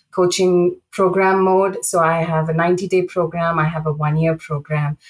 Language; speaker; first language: English; non-native, local second language; Telugu